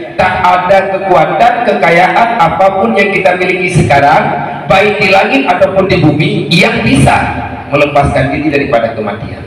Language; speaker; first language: Malay; non-native, local second language; Achinese